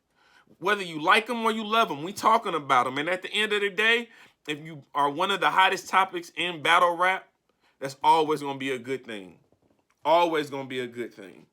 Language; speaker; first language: English; native; English